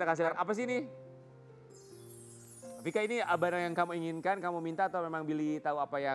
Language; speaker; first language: Indonesian; native; Indonesian